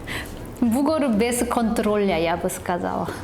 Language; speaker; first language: Russian; non-native, learner; Korean